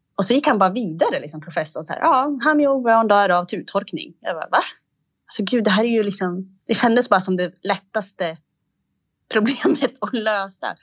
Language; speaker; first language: Swedish; early bilingual, other home language; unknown